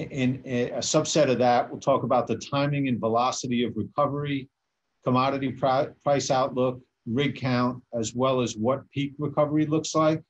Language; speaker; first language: English; native; English